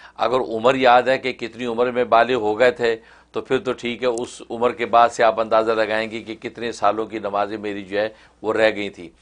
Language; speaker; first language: Urdu; native; Urdu